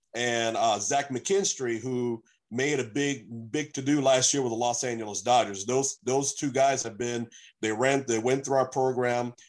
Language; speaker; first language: English; native; English